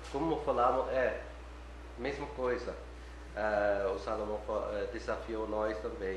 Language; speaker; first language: Portuguese; non-native, fluent; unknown